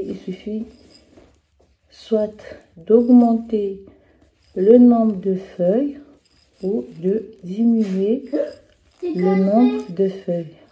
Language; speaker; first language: French; native; French